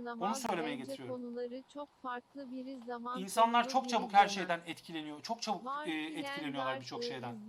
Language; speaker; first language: Turkish; native; Turkish